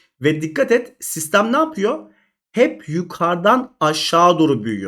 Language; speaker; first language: Turkish; native; Turkish